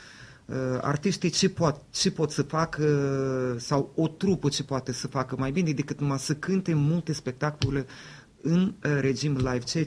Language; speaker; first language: Romanian; native; Romanian